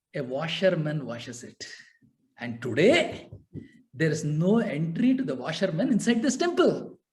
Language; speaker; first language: English; non-native, local second language; Kannada